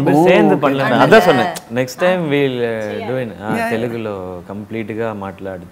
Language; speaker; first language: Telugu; non-native, learner; Tamil